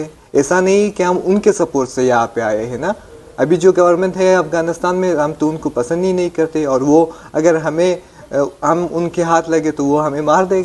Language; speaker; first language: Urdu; non-native, fluent; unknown